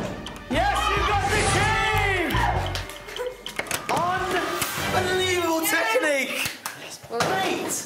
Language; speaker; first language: English; native; English